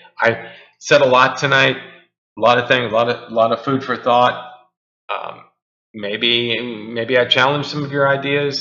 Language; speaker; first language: English; native; English